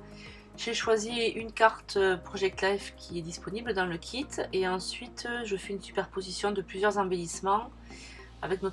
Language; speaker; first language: French; native; French